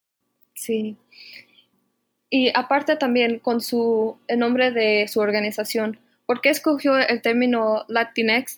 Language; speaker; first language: Spanish; early bilingual, heritage; Spanish